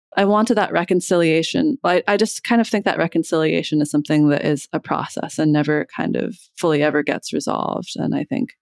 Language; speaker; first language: English; native; English